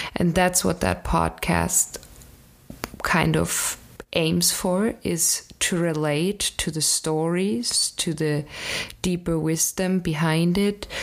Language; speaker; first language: English; non-native, fluent; German